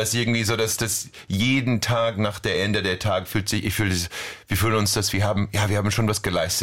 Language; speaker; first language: German; non-native, fluent; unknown